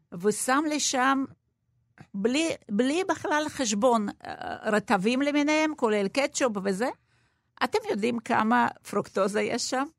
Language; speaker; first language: Hebrew; non-native, fluent; Russian